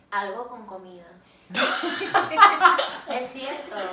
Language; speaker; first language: Spanish; early bilingual, heritage; English